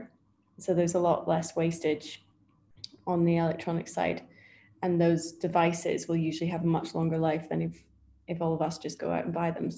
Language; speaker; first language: English; native; English